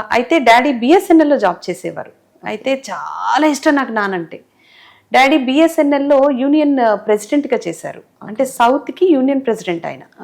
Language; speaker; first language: Telugu; native; Telugu